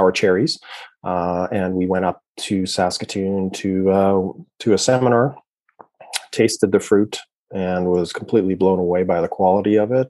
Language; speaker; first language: English; native; English